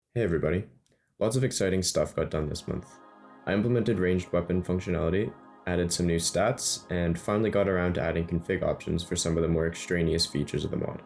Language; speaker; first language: English; native; English